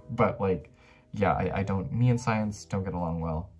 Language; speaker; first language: English; native; English